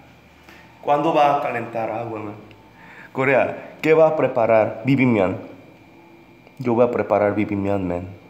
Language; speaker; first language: Spanish; non-native, learner; Korean